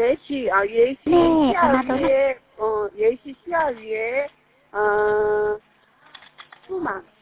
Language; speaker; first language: Chinese; non-native, learner; Korean